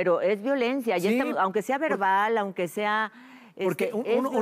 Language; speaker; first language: Spanish; native; Spanish